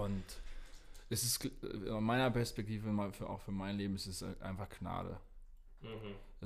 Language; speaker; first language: German; native; German